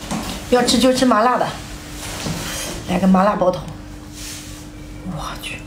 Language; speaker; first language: Chinese; native; Chinese